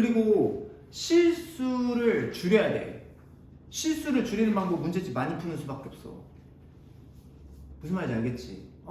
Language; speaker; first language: Korean; native; Korean